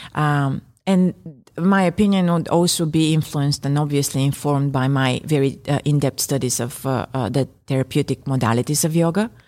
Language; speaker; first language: English; non-native, fluent; Bulgarian